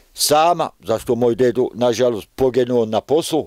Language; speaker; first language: Croatian; non-native, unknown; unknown